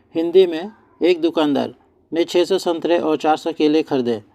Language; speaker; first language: Hindi; non-native, local second language; Assamese